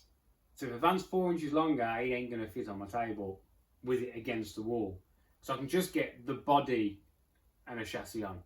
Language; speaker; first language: English; native; English